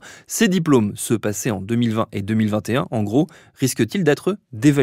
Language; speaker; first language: French; native; French